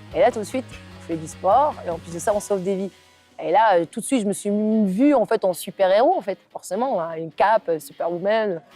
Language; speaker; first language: French; non-native, local second language; Arabic